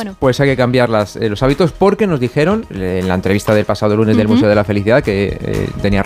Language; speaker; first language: Spanish; native; Spanish